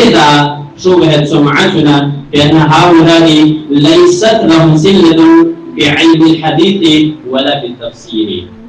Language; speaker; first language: Arabic; non-native, fluent; Urdu